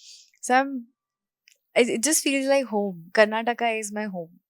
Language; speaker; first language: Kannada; non-native, local second language; Marathi